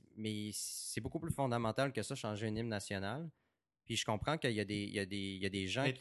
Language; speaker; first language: French; native; French